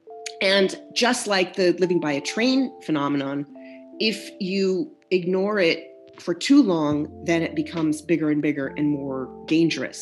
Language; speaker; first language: English; native; English